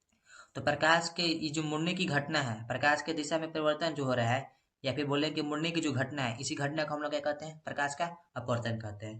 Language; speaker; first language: Hindi; native; Hindi